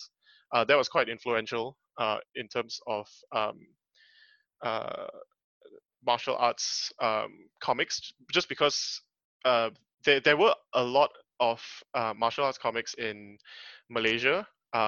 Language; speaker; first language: English; native; English